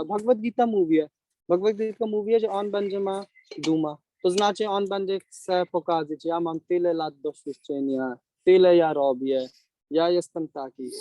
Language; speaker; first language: Polish; non-native, learner; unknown